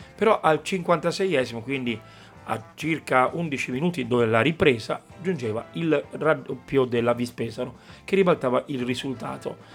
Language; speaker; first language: Italian; native; Italian